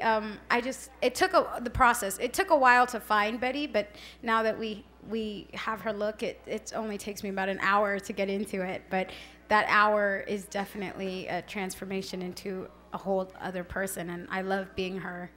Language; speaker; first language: English; early bilingual, other home language; Spanish